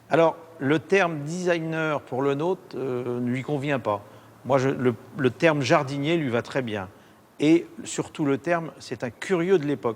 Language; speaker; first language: French; native; French